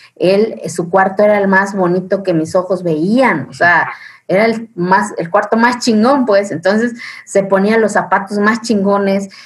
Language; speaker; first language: Spanish; early bilingual, other home language; Zapotec